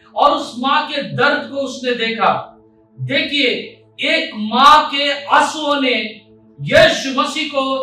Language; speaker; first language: Hindi; non-native, local second language; Marathi